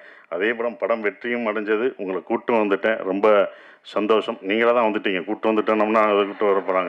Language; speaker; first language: Tamil; native; Tamil